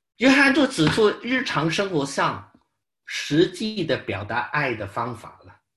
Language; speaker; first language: Chinese; non-native, local second language; Cantonese